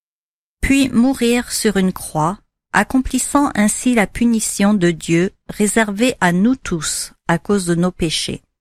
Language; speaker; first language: French; native; French